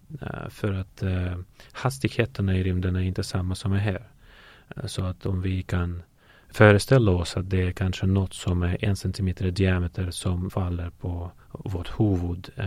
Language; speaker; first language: Swedish; non-native, fluent; Russian